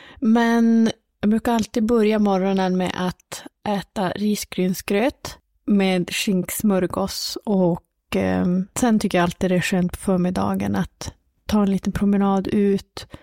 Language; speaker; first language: Swedish; native; Swedish